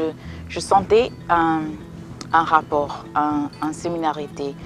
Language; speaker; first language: French; non-native, fluent; English